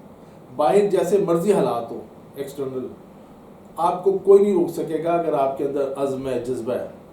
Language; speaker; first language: Urdu; native; Urdu